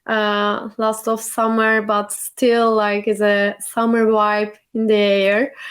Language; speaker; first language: English; non-native, learner; Turkish